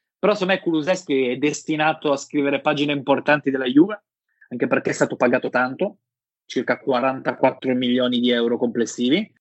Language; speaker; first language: Italian; native; Italian